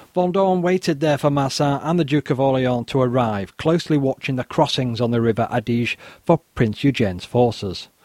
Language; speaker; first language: English; native; English